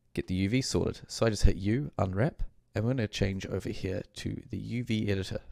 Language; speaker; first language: English; native; English